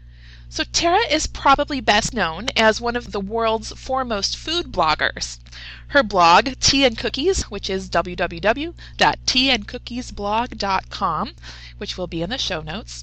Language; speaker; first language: English; native; English